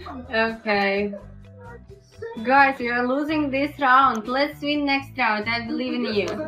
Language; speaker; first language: English; non-native, learner; Russian